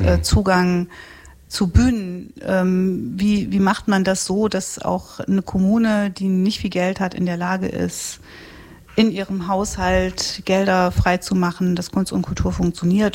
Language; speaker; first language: German; native; German